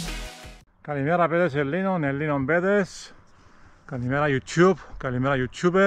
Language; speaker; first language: Greek; native; Greek